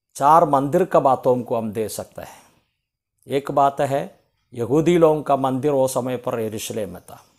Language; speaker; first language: Hindi; non-native, local second language; Malayalam